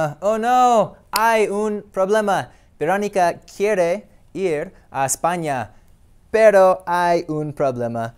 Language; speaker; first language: Spanish; non-native, fluent; English